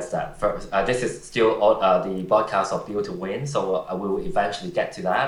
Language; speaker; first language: English; non-native, local second language; Cantonese